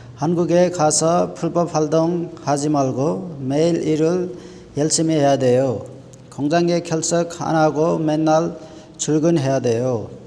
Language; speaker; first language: Korean; non-native, learner; Nepali